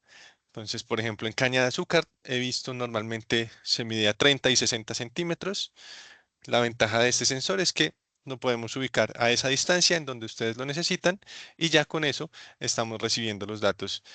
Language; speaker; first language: Spanish; native; Spanish